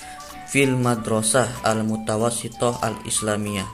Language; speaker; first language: Arabic; non-native, fluent; Indonesian